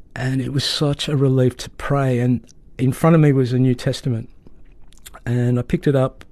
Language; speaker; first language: English; native; English